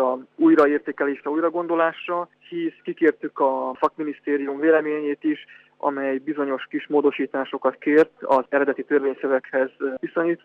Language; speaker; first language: Hungarian; native; Hungarian